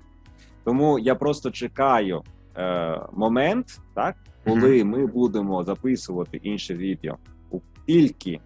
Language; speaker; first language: Ukrainian; non-native, fluent; Italian